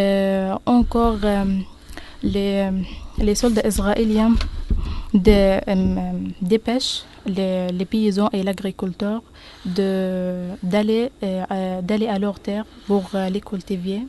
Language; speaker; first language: French; non-native, learner; Arabic